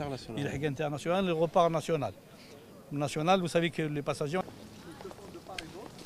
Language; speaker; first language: French; non-native, local second language; Arabic